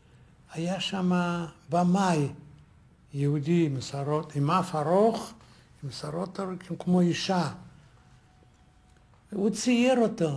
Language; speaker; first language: Hebrew; non-native, fluent; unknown